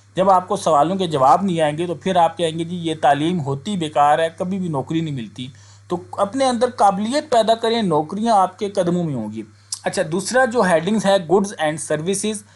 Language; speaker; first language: Urdu; non-native, local second language; Punjabi